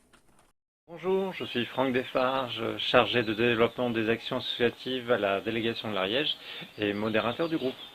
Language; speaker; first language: French; native; French